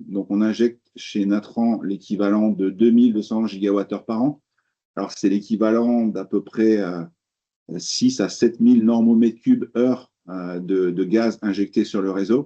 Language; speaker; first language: French; native; French